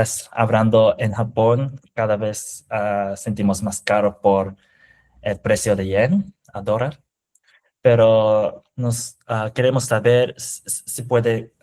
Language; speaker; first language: Spanish; non-native, fluent; Japanese